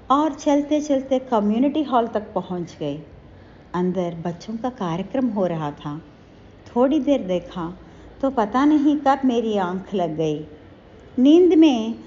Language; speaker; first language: Hindi; non-native, local second language; Telugu